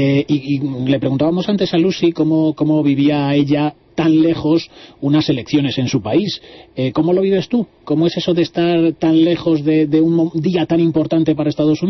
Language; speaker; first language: Spanish; native; Spanish